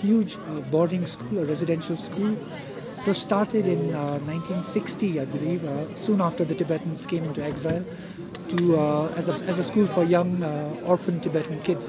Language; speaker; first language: English; non-native, local second language; Tibetan